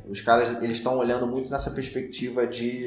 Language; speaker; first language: Portuguese; native; Portuguese